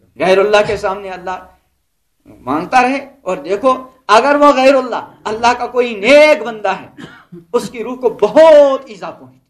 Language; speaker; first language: Urdu; non-native, local second language; Kashmiri